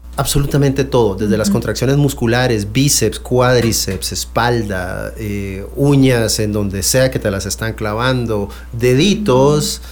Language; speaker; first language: Spanish; non-native, fluent; French